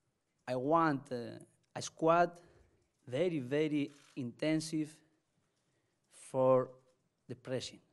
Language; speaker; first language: English; non-native, learner; Spanish